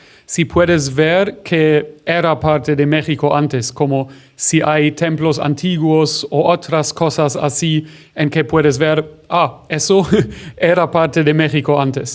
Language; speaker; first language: Spanish; non-native, fluent; German